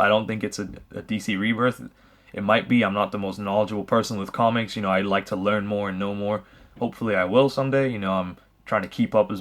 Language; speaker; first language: English; native; English